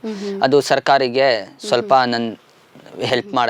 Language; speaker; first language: Kannada; non-native, local second language; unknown